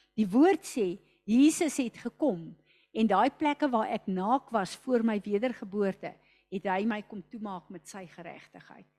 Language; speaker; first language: Afrikaans; native; Afrikaans